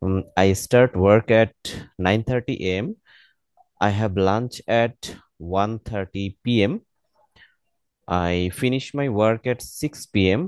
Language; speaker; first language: English; non-native, learner; Bangla